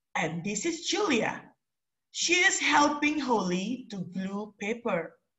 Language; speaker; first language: English; non-native, fluent; Indonesian